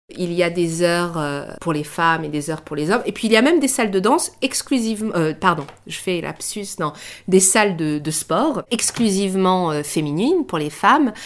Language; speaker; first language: French; early bilingual, other home language; Persian